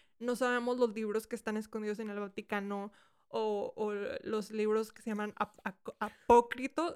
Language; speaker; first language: Spanish; early bilingual, heritage; Spanish